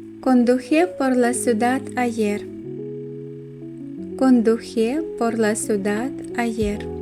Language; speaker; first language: Spanish; non-native, fluent; Ukrainian